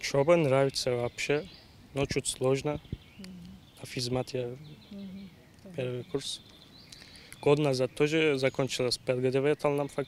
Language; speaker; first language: Russian; non-native, learner; Turkish